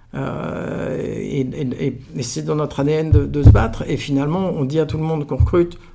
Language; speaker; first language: French; native; French